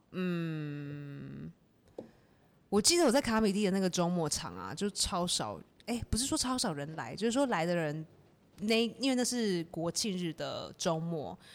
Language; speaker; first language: Chinese; native; Chinese